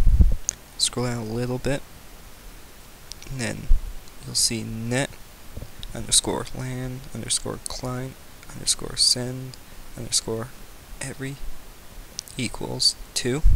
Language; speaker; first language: English; native; English